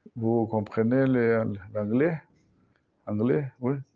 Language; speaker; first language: French; non-native, learner; Spanish